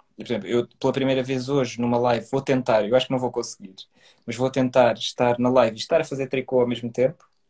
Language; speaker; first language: Portuguese; native; Portuguese